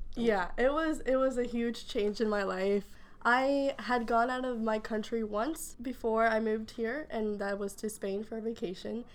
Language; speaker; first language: English; early bilingual, other home language; Spanish